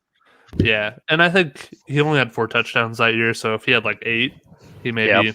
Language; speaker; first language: English; native; English